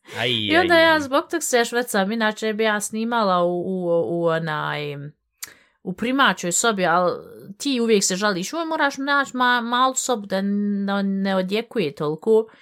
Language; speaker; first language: Bosnian; early bilingual, heritage; Bosnian